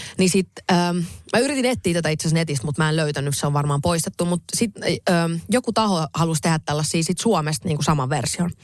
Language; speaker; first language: Finnish; native; Finnish